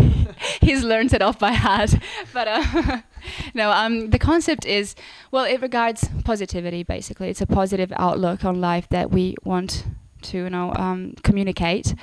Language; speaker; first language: English; non-native, fluent; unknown